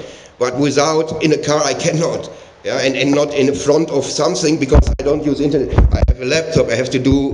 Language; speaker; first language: English; non-native, learner; German